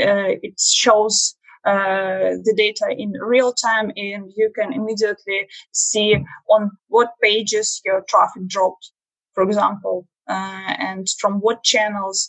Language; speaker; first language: English; non-native, learner; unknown